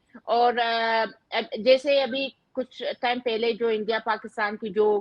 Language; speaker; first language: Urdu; non-native, fluent; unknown